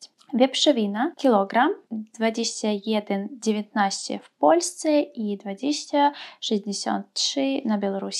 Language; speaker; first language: Polish; non-native, fluent; Russian